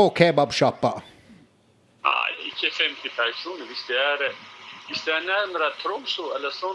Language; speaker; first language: Norwegian; non-native, learner; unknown